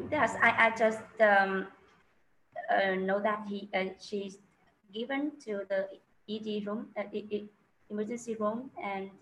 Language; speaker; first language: English; non-native, learner; Vietnamese